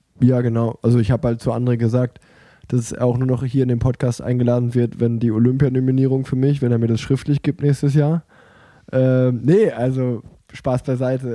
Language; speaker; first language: German; native; German